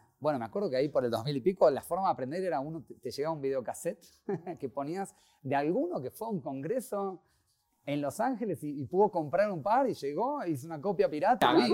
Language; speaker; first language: Spanish; native; Spanish